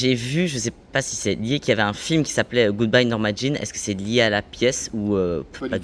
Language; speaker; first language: French; native; French